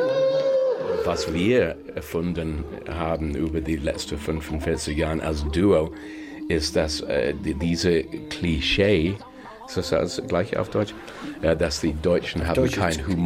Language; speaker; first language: German; non-native, fluent; English